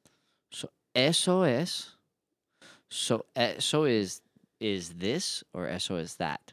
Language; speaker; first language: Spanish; non-native, learner; English